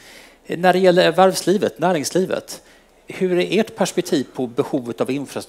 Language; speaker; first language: Swedish; native; Swedish